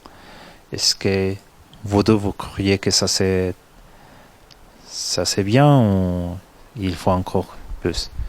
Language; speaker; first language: French; non-native, fluent; Spanish